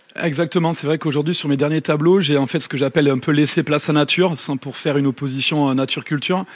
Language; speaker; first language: French; native; French